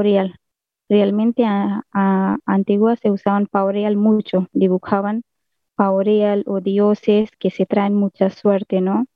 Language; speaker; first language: Spanish; non-native, learner; Hindi